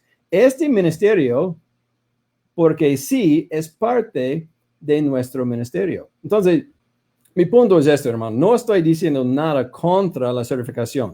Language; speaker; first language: Spanish; non-native, fluent; English